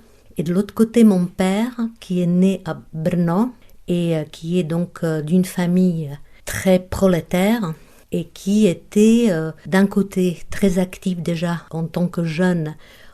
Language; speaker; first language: French; non-native, fluent; Czech